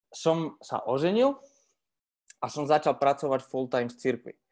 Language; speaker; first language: Slovak; non-native, fluent; Spanish